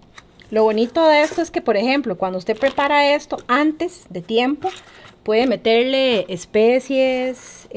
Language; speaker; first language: Spanish; native; Spanish